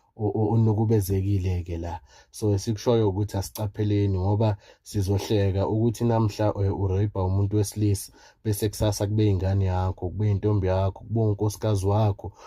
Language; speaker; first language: Zulu; native; Zulu